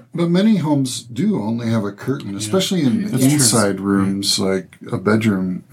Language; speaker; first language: English; native; English